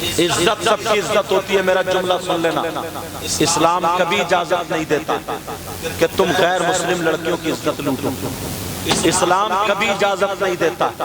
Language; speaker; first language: Urdu; native; Urdu